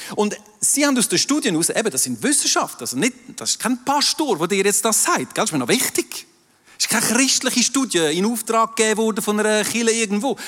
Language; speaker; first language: German; non-native, local second language; French